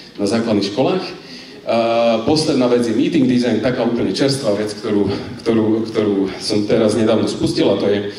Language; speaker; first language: Slovak; native; Slovak